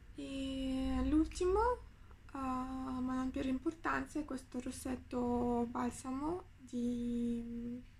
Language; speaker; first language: Italian; non-native, fluent; Ukrainian